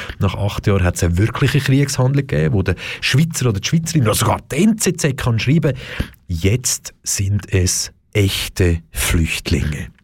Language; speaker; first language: German; early bilingual, other home language; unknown